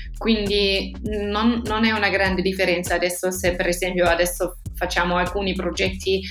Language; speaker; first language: Italian; non-native, fluent; German